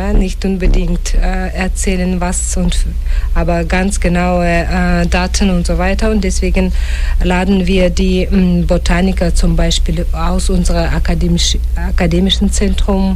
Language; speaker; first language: German; non-native, fluent; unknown